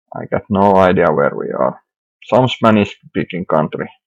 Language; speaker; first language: English; non-native, fluent; Finnish